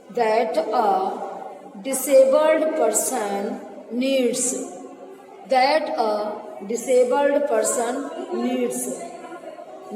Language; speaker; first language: English; non-native, local second language; Hindi